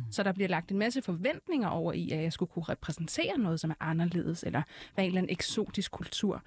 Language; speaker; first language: Danish; early bilingual, other home language; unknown